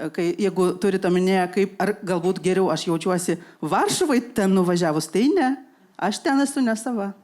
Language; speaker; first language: Lithuanian; non-native, local second language; Polish